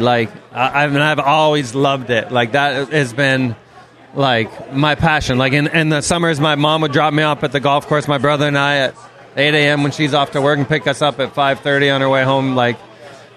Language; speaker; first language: English; native; English